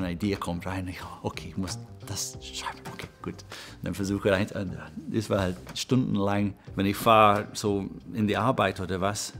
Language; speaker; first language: German; non-native, fluent; English